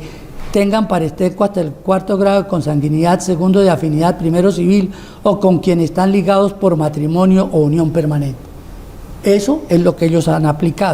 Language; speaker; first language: Spanish; native; Spanish